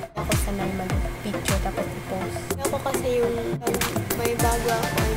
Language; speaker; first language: Filipino; non-native, local second language; Cebuano